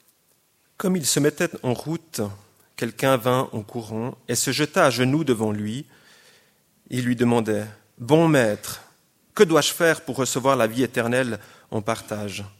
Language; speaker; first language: French; native; French